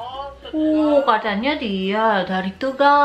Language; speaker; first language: Indonesian; non-native, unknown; Japanese